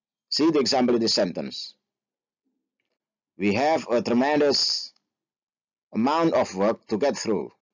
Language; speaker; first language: English; non-native, fluent; Indonesian